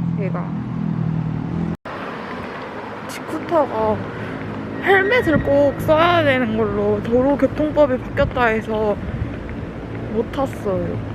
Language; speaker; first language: Korean; native; Korean